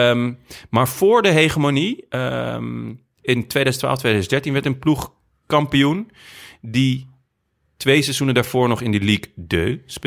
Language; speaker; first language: Dutch; native; Dutch